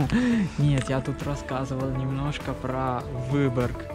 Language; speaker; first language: Russian; non-native, learner; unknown